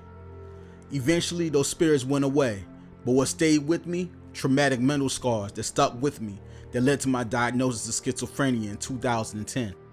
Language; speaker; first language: English; native; English